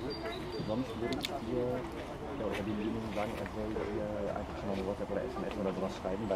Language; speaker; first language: German; native; German